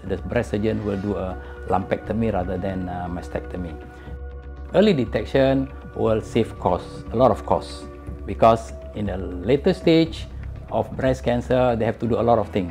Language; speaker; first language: English; non-native, local second language; Malay